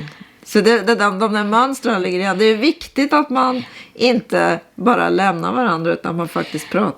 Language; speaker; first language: Swedish; native; Swedish